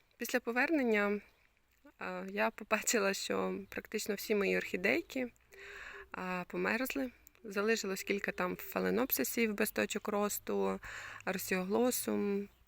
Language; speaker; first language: Ukrainian; native; Ukrainian